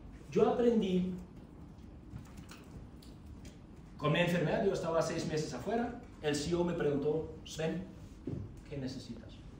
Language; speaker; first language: Spanish; non-native, fluent; German